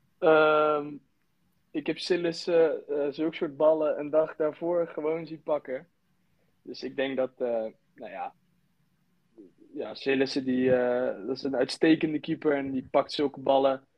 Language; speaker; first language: Dutch; native; Dutch